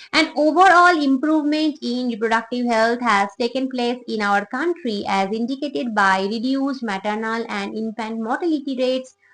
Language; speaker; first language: English; non-native, local second language; Bangla